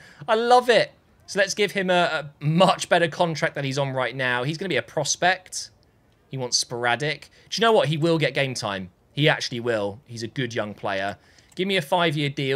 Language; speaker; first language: English; native; English